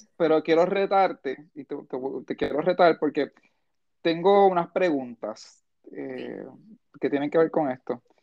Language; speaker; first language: Spanish; early bilingual, heritage; Spanish